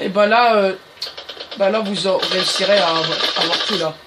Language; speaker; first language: French; native; French